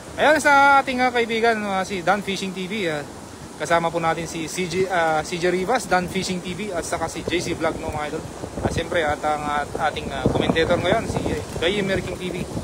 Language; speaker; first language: Filipino; native; Filipino